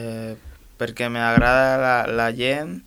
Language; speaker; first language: Catalan; non-native, local second language; Spanish